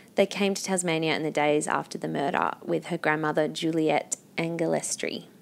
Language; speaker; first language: English; native; English